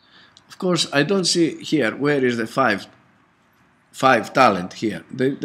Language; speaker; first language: English; non-native, fluent; Greek